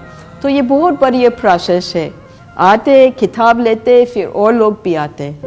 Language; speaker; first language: Hindi; non-native, fluent; English